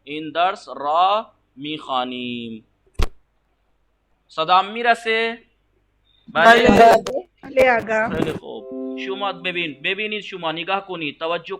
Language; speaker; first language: Persian; non-native, fluent; Urdu